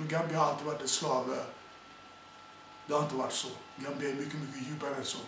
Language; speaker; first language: Swedish; non-native, fluent; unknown